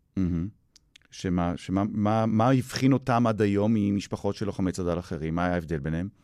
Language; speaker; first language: Hebrew; native; Hebrew